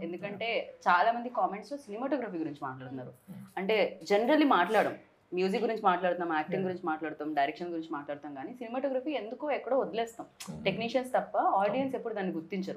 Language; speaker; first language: Telugu; native; Telugu